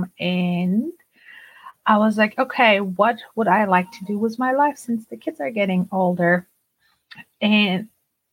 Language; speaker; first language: English; non-native, fluent; Turkish